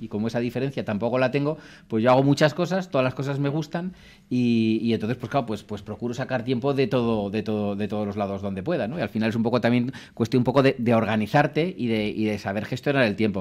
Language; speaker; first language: Spanish; native; Spanish